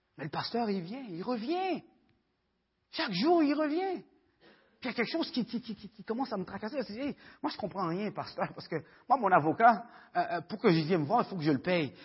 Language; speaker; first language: French; early bilingual, other home language; Haitian Creole